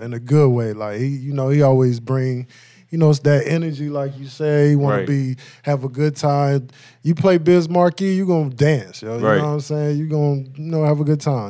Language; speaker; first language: English; native; English